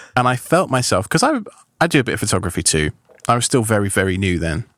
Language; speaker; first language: English; native; English